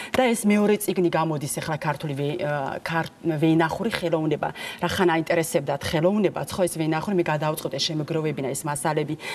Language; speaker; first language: Georgian; non-native, local second language; Chechen